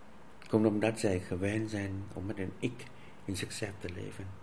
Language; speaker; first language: Dutch; non-native, fluent; Vietnamese